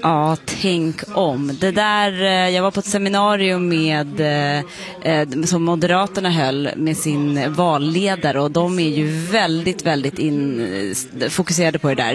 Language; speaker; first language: Swedish; native; Swedish